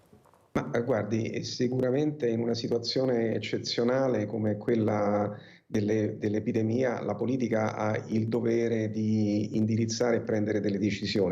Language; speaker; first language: Italian; native; Italian